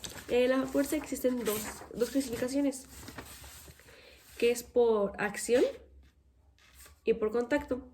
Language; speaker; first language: Spanish; native; Spanish